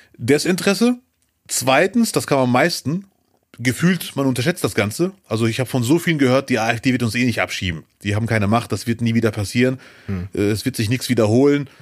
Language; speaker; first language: German; early bilingual, other home language; Arabic